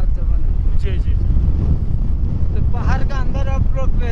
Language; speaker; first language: Hindi; non-native, learner; Bangla